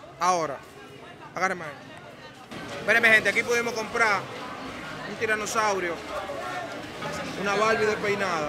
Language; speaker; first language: Spanish; native; Spanish